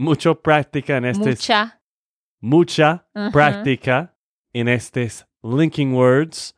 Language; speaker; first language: Spanish; non-native, learner; English